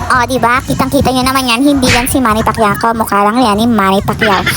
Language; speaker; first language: Filipino; native; Filipino